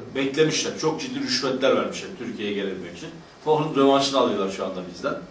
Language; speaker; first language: Turkish; native; Turkish